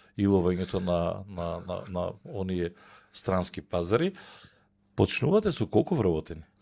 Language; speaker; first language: Macedonian; native; Macedonian